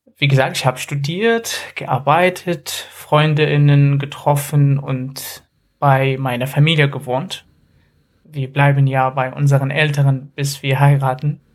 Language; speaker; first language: German; non-native, fluent; Arabic